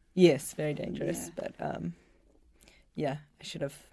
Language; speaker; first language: English; native; English